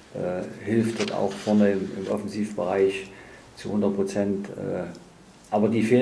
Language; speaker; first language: German; native; German